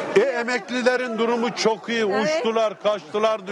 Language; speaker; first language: Turkish; native; Turkish